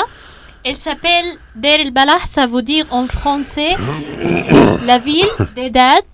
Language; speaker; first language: French; non-native, learner; Arabic